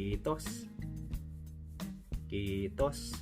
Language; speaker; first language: Finnish; non-native, learner; Filipino